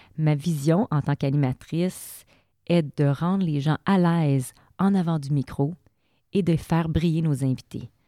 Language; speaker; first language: French; native; French